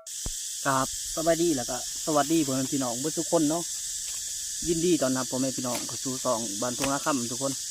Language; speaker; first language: Thai; non-native, local second language; Northeastern Thai